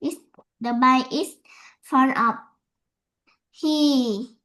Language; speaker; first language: English; non-native, learner; Vietnamese